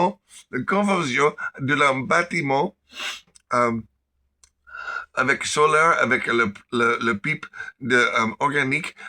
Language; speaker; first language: French; non-native, learner; English